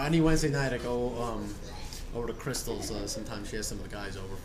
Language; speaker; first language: English; native; English